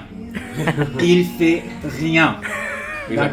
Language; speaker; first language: French; non-native, fluent; Arabic